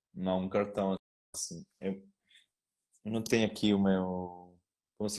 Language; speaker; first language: Portuguese; non-native, learner; Spanish